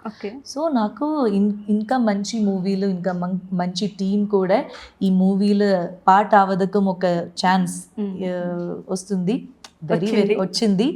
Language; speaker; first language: Telugu; non-native, learner; Malayalam